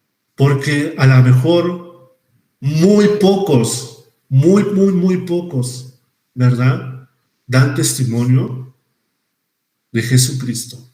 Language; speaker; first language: Spanish; native; Spanish